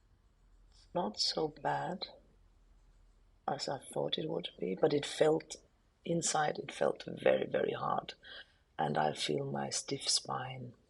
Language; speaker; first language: English; non-native, fluent; German